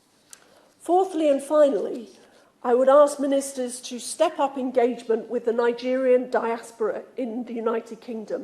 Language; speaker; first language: English; native; English